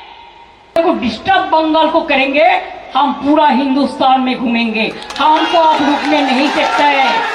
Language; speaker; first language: Hindi; non-native, local second language; Bangla